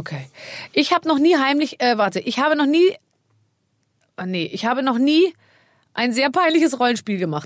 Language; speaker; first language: German; native; German